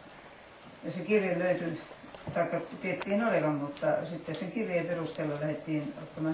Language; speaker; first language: Finnish; native; Finnish